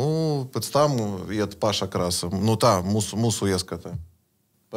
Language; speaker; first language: Latvian; non-native, learner; Russian